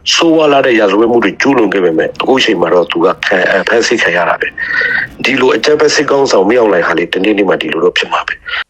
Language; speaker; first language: Burmese; non-native, local second language; Rohingya